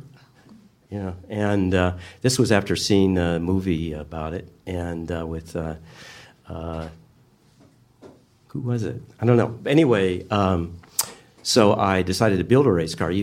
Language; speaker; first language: English; native; English